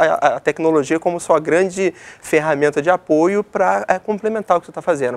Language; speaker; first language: Portuguese; native; Portuguese